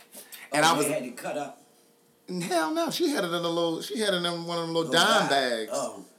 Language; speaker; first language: English; native; English